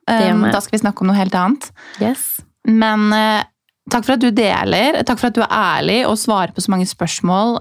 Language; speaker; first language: Norwegian; native; Norwegian